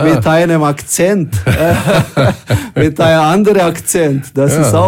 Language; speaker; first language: German; non-native, fluent; Croatian